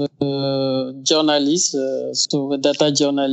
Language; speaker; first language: English; non-native, fluent; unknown